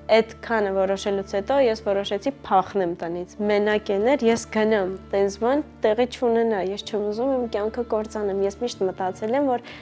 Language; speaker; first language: Armenian; native; Armenian